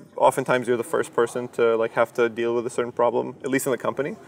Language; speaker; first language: English; early bilingual, other home language; Russian